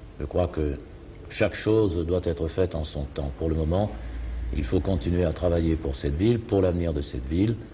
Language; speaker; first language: French; native; French